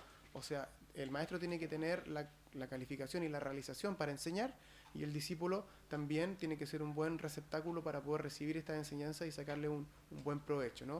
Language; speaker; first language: Spanish; native; Spanish